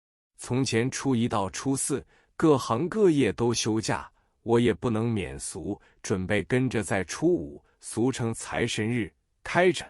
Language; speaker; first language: Chinese; native; Chinese